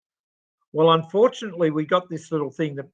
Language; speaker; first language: English; native; English